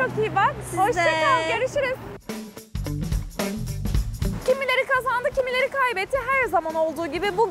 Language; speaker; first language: Turkish; native; Turkish